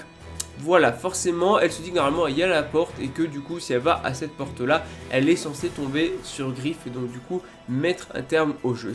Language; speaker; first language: French; native; French